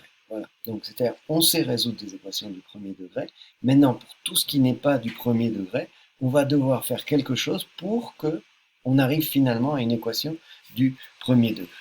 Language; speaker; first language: French; native; French